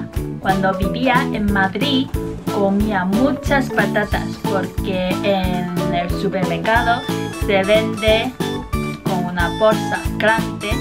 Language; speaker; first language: Spanish; non-native, fluent; Chinese